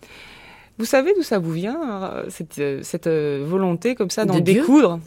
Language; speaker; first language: French; native; French